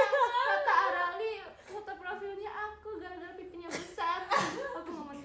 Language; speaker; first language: Indonesian; early bilingual, heritage; Indonesian